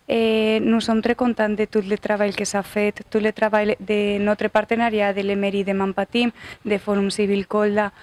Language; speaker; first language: French; non-native, learner; Spanish